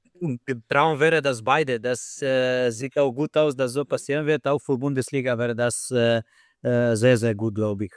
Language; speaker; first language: German; non-native, fluent; Slovenian